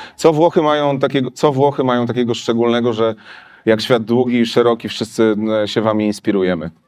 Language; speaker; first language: Polish; native; Polish